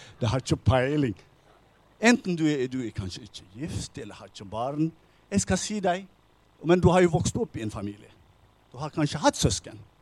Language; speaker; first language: Norwegian; non-native, fluent; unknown